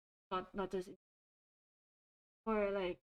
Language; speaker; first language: English; non-native, learner; Thai